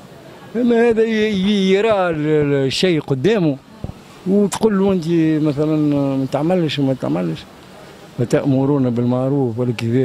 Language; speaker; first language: Arabic; native; Arabic